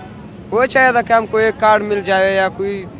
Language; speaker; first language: Hindi; non-native, learner; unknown